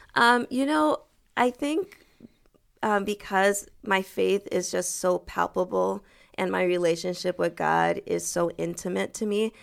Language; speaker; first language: English; early bilingual, other home language; French